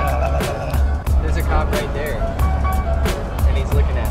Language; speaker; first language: English; native; English